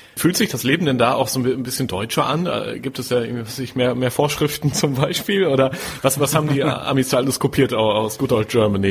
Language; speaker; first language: German; native; German